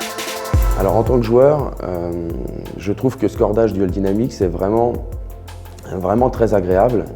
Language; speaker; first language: French; native; French